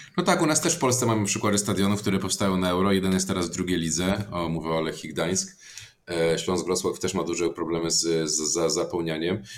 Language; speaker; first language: Polish; native; Polish